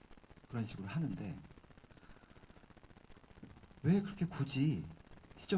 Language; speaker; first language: Korean; native; Korean